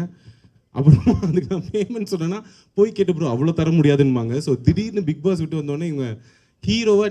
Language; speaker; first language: Tamil; native; Tamil